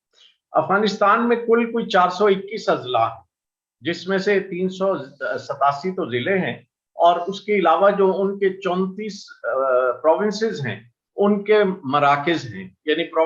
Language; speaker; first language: Urdu; native; Urdu